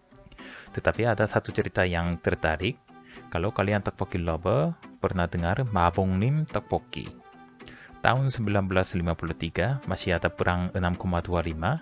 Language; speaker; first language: Indonesian; non-native, fluent; Korean